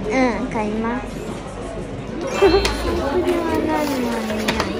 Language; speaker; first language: Japanese; early bilingual, heritage; Japanese